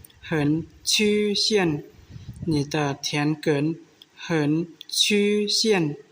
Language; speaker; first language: Chinese; non-native, learner; Hmong